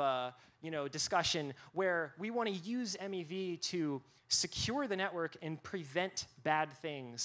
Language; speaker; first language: English; native; English